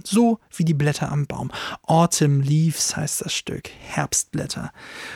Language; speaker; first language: German; native; German